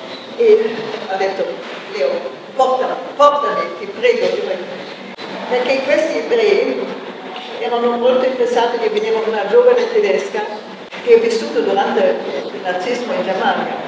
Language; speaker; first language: Italian; non-native, fluent; German